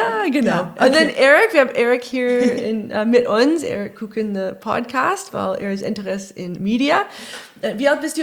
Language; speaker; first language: German; non-native, learner; English